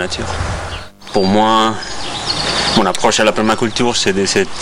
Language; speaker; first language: French; non-native, fluent; Spanish